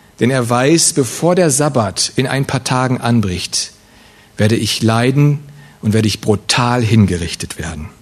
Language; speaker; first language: German; early bilingual, other home language; Russian